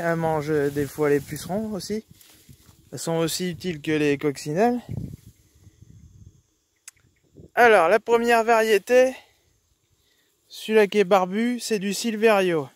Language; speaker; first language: French; native; French